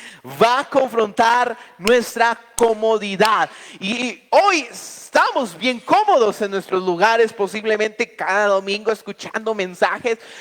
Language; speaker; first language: Spanish; native; Spanish